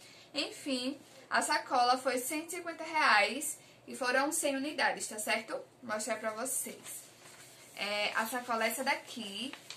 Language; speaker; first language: Portuguese; native; Portuguese